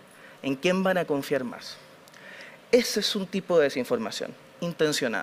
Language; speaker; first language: Spanish; native; Spanish